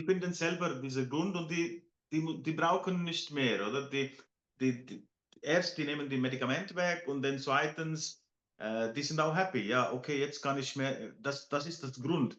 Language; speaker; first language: German; non-native, fluent; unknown